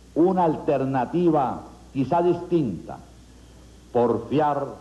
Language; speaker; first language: Spanish; native; Spanish